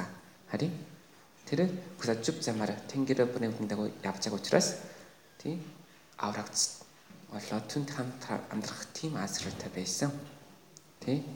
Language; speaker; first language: Mongolian; non-native, fluent; Korean